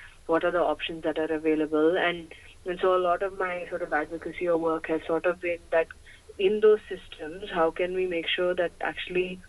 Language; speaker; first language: English; early bilingual, other home language; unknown